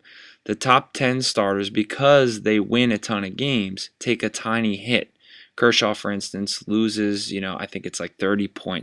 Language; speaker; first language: English; native; English